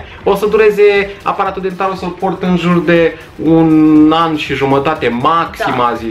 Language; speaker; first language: Romanian; native; Romanian